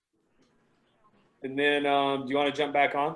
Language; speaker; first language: English; native; English